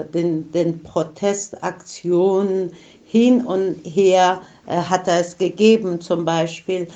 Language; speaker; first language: German; non-native, fluent; Persian